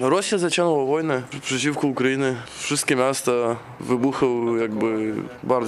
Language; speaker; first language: Polish; non-native, learner; Ukrainian